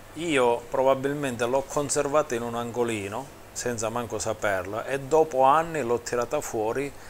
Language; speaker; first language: Italian; native; Italian